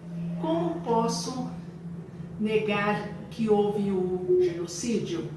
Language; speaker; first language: Portuguese; early bilingual, other home language; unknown